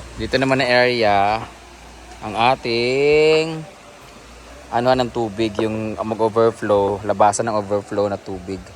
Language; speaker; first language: Filipino; non-native, local second language; Cebuano